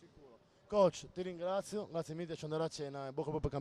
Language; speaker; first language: Italian; native; Italian